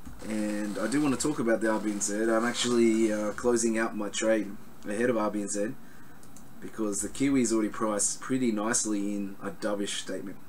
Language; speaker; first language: English; native; English